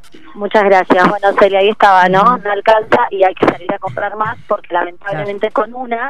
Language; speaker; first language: Spanish; native; Spanish